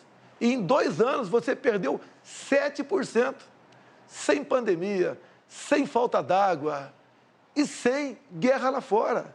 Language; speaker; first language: Portuguese; native; Portuguese